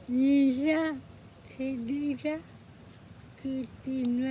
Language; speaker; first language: French; non-native, learner; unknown